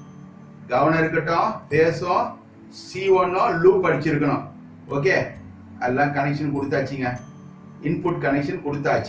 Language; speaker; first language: Tamil; native; Tamil